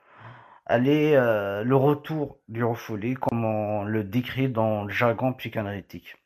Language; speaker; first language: French; non-native, local second language; Kabyle